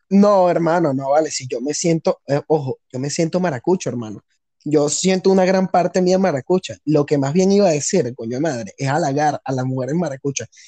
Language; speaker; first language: Spanish; native; Spanish